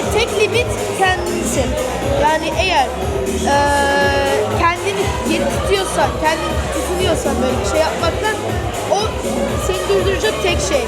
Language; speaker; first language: Turkish; early bilingual, heritage; Turkish